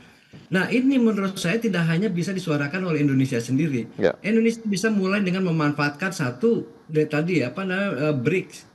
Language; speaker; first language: Indonesian; native; Indonesian